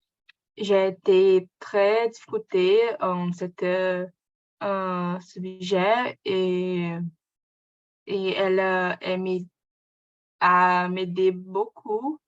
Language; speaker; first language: French; non-native, learner; Portuguese